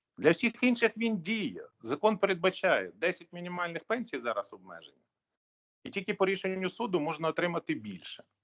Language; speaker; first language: Ukrainian; native; Ukrainian